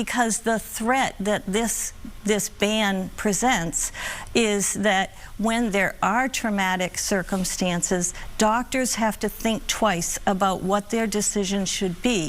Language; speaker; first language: English; native; English